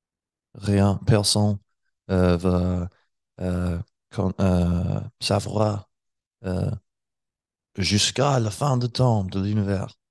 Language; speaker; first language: French; non-native, learner; English